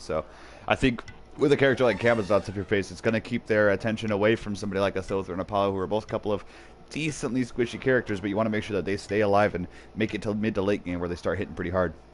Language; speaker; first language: English; native; English